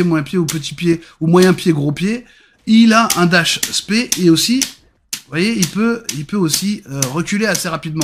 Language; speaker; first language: French; native; French